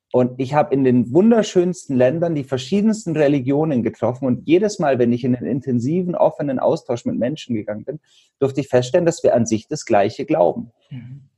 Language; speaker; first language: German; native; German